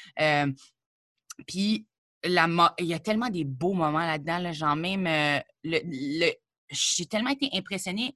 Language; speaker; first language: French; native; French